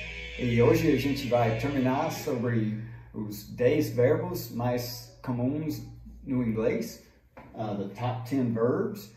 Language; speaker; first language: Portuguese; non-native, fluent; English